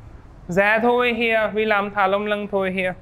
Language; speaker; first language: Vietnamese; non-native, learner; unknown